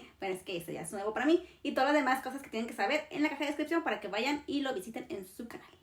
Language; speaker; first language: Spanish; native; Spanish